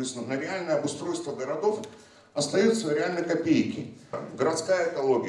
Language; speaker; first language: Russian; native; Russian